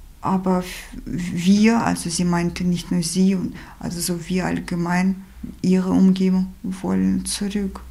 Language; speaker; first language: German; non-native, fluent; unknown